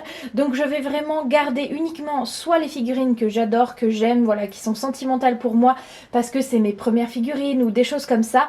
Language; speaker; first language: French; native; French